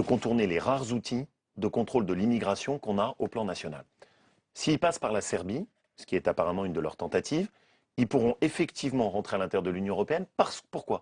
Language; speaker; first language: French; native; French